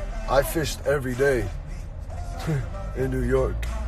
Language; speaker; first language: English; early bilingual, other home language; Korean